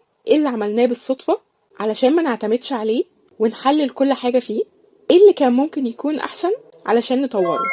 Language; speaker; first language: Arabic; native; Arabic